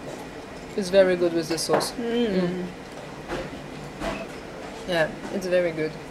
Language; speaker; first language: English; non-native, learner; French